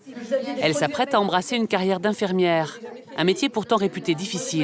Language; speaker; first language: French; native; French